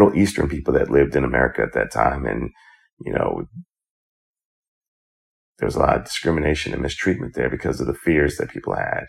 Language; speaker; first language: English; native; English